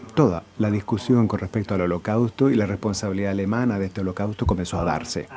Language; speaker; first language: Spanish; non-native, fluent; English